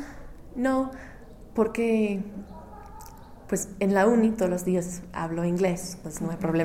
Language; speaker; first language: Spanish; non-native, fluent; English